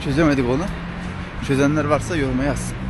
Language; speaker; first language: Turkish; native; Turkish